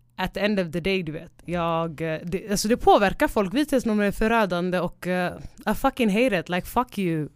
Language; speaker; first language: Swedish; early bilingual, other home language; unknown